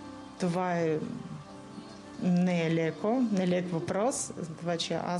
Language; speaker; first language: Bulgarian; non-native, learner; Russian